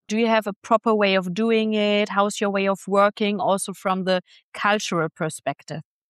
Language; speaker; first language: English; non-native, fluent; German